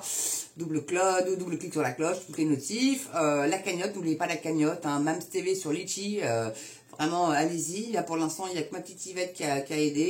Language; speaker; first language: French; native; French